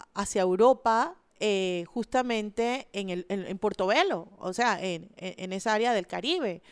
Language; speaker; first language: Spanish; native; Spanish